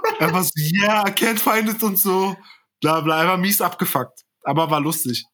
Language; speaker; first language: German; early bilingual, other home language; Turkish